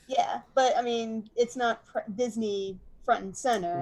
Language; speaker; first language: English; native; English